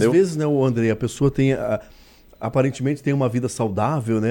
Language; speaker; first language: Portuguese; native; Portuguese